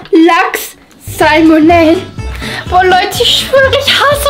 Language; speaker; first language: German; native; German